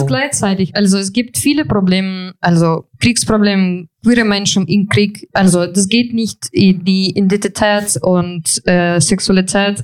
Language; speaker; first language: German; non-native, fluent; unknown